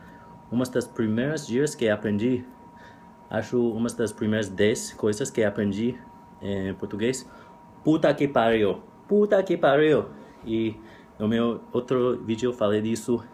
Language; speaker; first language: Portuguese; non-native, learner; English